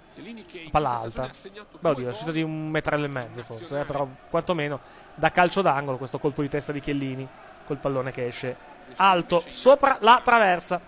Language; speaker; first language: Italian; native; Italian